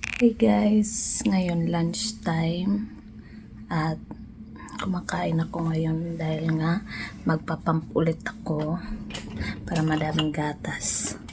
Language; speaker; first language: Filipino; native; Filipino